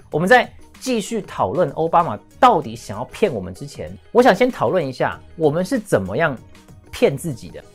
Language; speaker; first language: Chinese; early bilingual, heritage; English